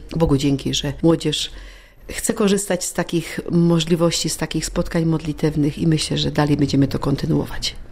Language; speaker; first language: Polish; native; Polish